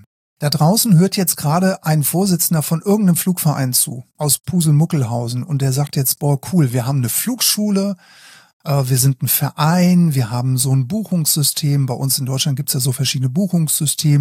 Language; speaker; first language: German; native; German